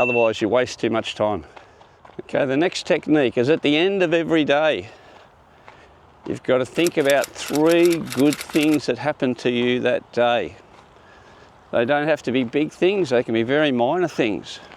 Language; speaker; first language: English; native; English